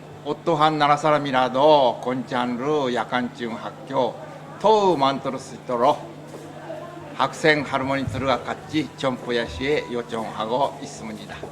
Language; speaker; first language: Korean; non-native, learner; Japanese